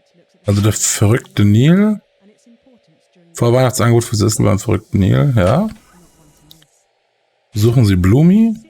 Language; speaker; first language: German; native; German